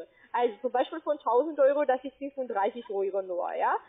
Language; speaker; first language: German; non-native, learner; Spanish